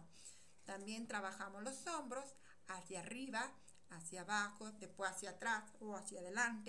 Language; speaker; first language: Spanish; native; Spanish